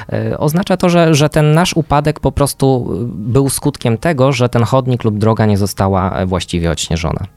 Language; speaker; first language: Polish; native; Polish